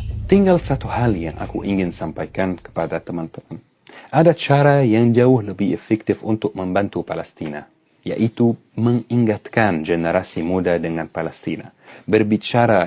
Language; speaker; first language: Indonesian; non-native, fluent; Arabic